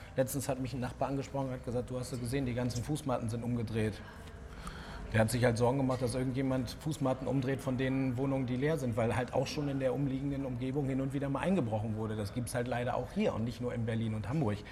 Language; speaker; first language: German; native; German